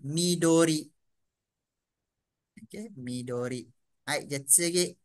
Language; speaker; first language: Japanese; non-native, fluent; Malay